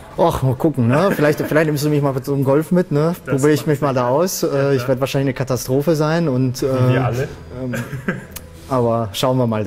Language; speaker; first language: German; native; German